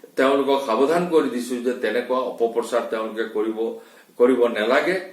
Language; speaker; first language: Assamese; non-native, local second language; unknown